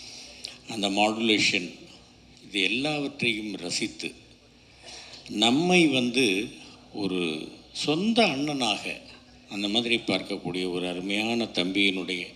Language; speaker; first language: Tamil; native; Tamil